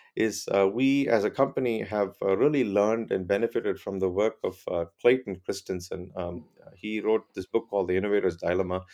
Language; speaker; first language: English; non-native, local second language; Tamil